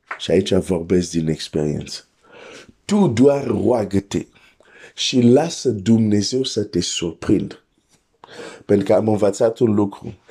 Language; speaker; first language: Romanian; non-native, fluent; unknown